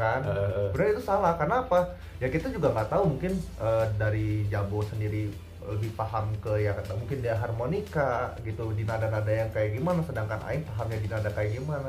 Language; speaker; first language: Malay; non-native, local second language; Sundanese